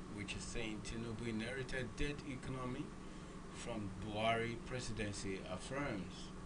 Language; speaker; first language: English; non-native, local second language; Yoruba